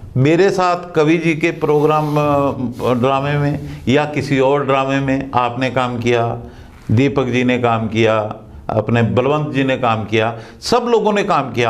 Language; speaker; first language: Hindi; non-native, local second language; Dogri